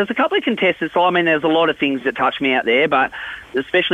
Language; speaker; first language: English; native; English